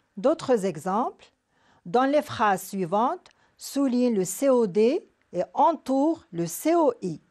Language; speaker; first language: French; non-native, local second language; Arabic